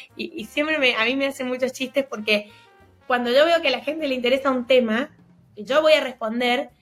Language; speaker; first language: Spanish; native; Spanish